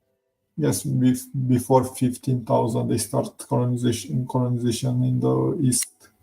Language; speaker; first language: English; non-native, learner; Romanian